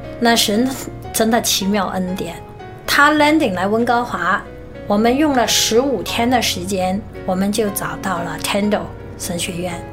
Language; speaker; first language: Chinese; non-native, local second language; Cantonese